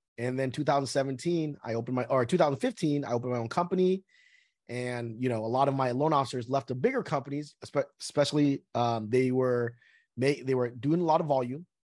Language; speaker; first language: English; early bilingual, other home language; Vietnamese